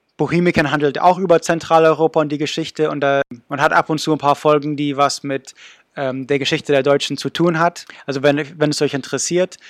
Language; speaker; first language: German; non-native, fluent; English